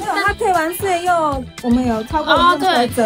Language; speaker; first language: Chinese; native; Chinese